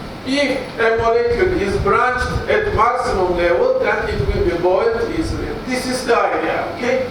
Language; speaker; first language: English; non-native, fluent; Turkish